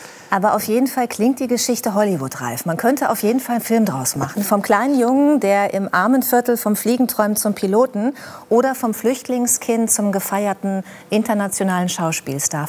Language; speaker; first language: German; native; German